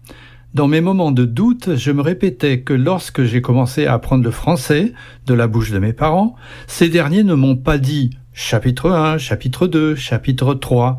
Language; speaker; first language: French; native; French